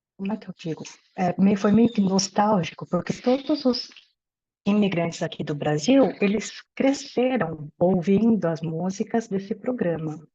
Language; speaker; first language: Portuguese; early bilingual, other home language; Korean